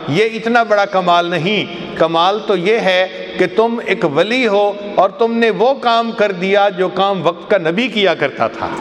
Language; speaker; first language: Urdu; non-native, local second language; Punjabi